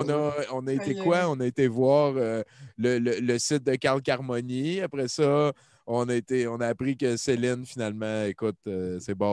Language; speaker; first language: French; native; French